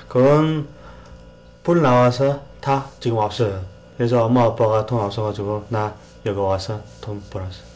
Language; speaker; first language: Korean; non-native, learner; Mongolian